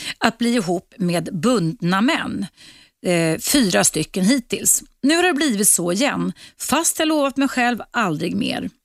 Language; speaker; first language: Swedish; native; Swedish